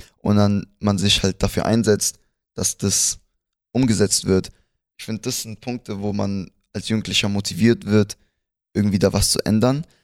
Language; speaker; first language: German; early bilingual, other home language; Spanish